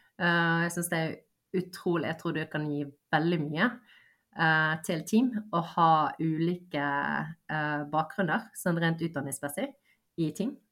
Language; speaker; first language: Norwegian; early bilingual, other home language; Bosnian